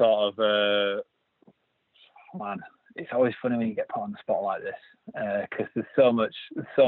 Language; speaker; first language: English; native; English